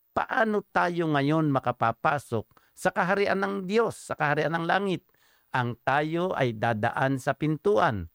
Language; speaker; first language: Filipino; native; Filipino